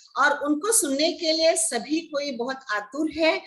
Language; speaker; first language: Hindi; non-native, local second language; Marathi